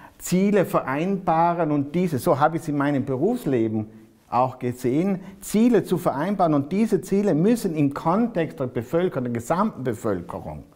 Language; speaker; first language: German; native; German